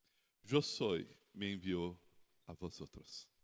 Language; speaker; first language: Spanish; non-native, learner; Portuguese